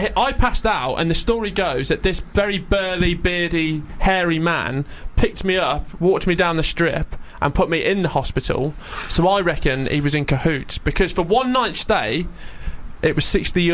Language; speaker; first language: English; native; English